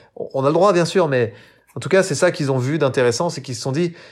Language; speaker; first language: French; native; French